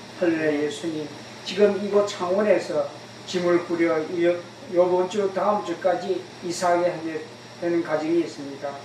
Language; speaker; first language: Korean; native; Korean